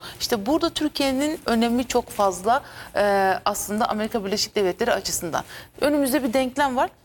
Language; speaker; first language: Turkish; native; Turkish